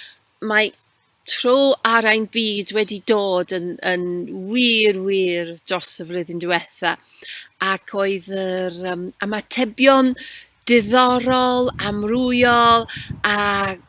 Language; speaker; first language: Welsh; non-native, fluent; English